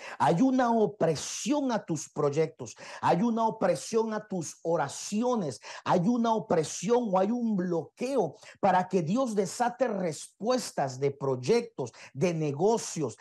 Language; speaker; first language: Spanish; native; Spanish